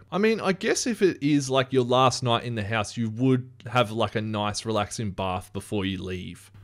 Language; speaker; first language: English; native; English